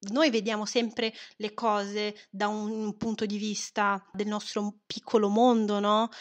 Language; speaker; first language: Italian; non-native, fluent; Portuguese